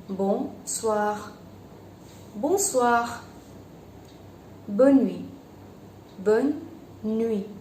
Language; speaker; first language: French; non-native, fluent; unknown